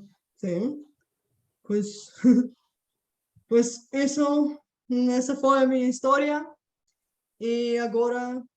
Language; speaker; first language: Portuguese; non-native, fluent; Bulgarian